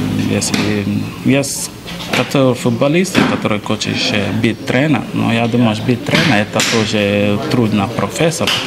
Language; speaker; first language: Russian; non-native, learner; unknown